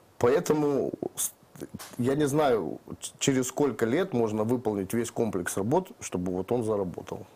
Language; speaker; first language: Russian; native; Russian